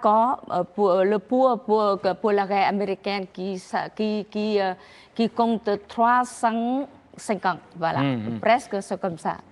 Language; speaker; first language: French; non-native, learner; Vietnamese